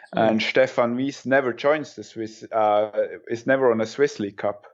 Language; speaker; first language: English; non-native, fluent; German